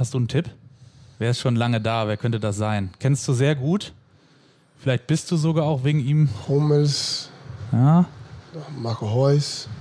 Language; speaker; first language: German; native; German